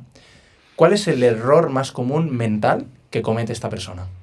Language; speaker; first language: Spanish; native; Spanish